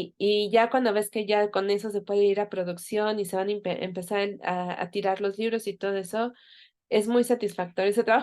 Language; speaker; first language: Spanish; native; Spanish